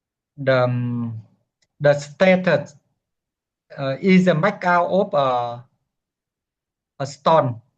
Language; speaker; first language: English; non-native, learner; Vietnamese